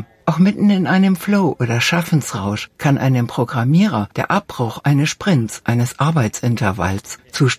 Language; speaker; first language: German; native; German